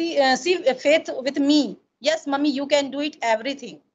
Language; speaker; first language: English; non-native, learner; Hindi